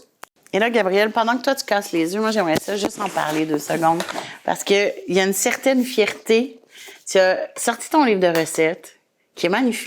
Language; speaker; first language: French; native; French